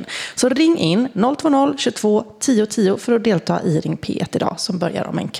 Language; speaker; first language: Swedish; native; Swedish